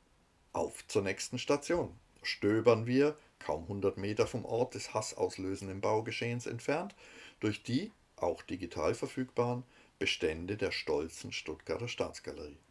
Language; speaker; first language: German; native; German